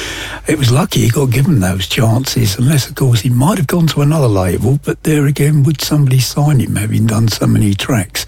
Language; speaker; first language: English; native; English